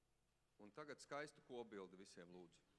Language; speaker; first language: Latvian; native; Latvian